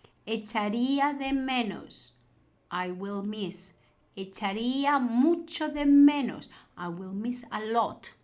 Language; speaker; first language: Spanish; non-native, fluent; English